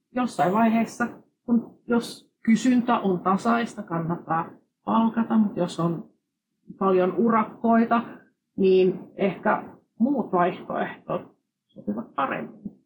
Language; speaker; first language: Finnish; non-native, fluent; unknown